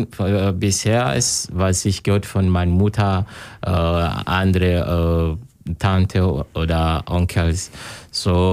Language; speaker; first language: German; non-native, learner; Kinyarwanda